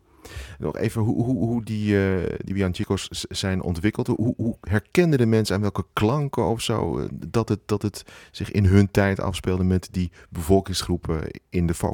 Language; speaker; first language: Dutch; native; Dutch